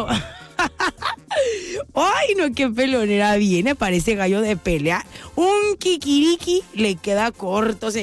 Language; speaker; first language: Spanish; native; Spanish